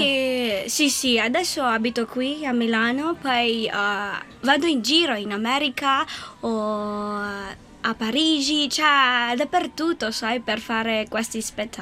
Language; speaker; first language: Italian; non-native, fluent; Filipino